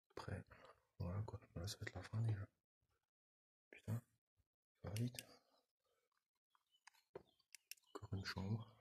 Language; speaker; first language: French; native; French